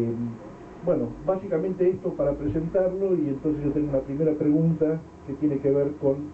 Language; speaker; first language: Spanish; native; Spanish